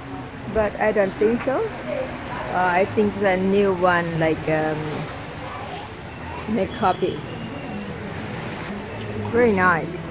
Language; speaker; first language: English; non-native, learner; Thai